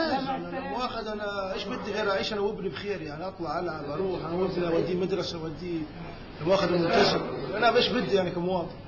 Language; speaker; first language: Arabic; native; Arabic